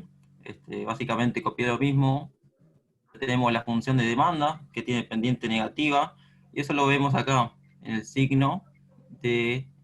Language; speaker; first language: Spanish; native; Spanish